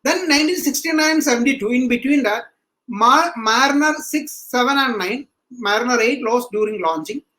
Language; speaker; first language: English; non-native, local second language; Malayalam